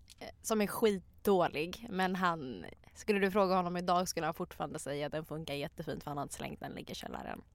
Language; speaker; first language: Swedish; native; Swedish